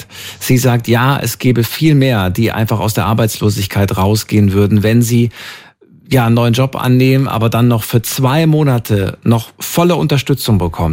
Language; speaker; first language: German; native; German